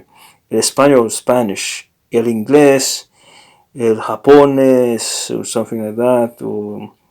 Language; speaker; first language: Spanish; non-native, learner; English